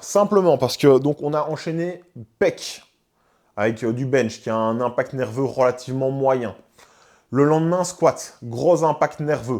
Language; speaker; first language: French; native; French